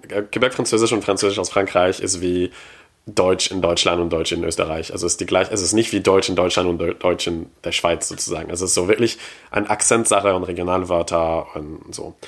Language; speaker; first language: German; non-native, fluent; French